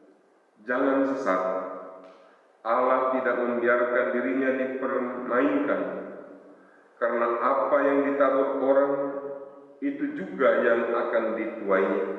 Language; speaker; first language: Indonesian; native; Indonesian